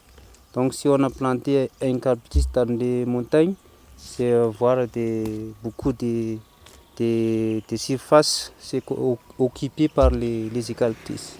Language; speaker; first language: French; non-native, local second language; Malagasy